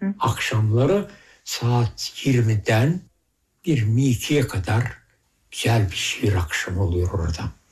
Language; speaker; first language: Turkish; early bilingual, heritage; Turkish